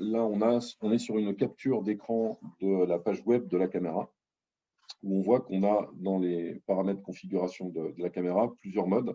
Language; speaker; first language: French; native; French